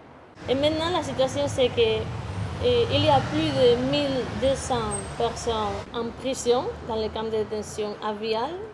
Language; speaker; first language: French; non-native, fluent; Spanish